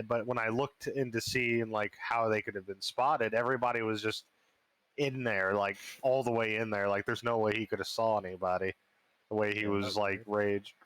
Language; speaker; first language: English; native; English